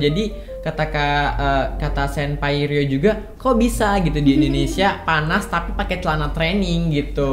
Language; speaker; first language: Indonesian; native; Indonesian